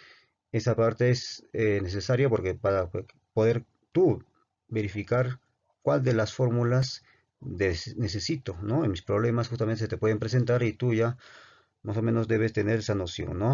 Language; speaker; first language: Spanish; native; Spanish